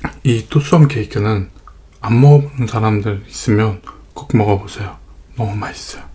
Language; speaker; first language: Korean; non-native, fluent; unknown